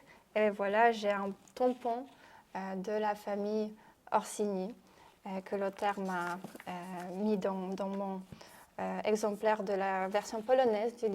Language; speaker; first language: French; non-native, fluent; Polish